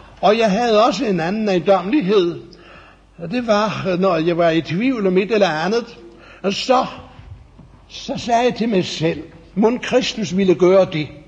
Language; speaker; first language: Danish; native; Danish